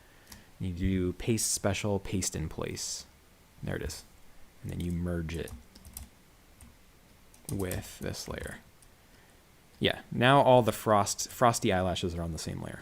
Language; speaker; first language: English; native; English